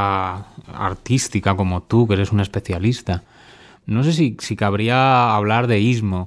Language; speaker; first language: Spanish; native; Spanish